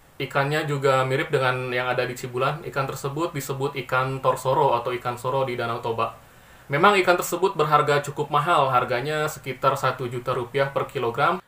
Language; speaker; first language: Indonesian; non-native, local second language; Sundanese